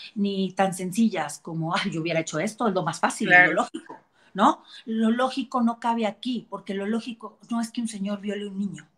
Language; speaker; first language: Spanish; native; Spanish